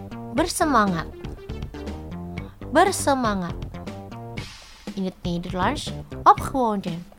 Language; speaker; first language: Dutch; non-native, fluent; Indonesian